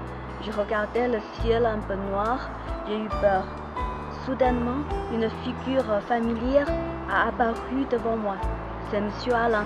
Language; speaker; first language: French; non-native, fluent; Chinese